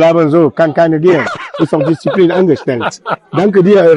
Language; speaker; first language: German; non-native, fluent; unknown